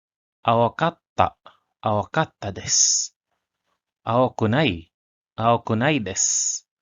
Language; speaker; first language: Japanese; non-native, learner; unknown